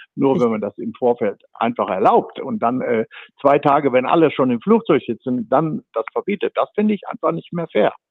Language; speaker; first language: German; native; German